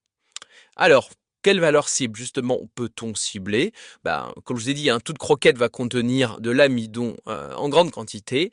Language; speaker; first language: French; native; French